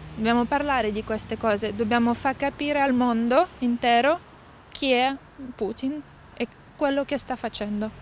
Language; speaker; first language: Italian; non-native, fluent; Ukrainian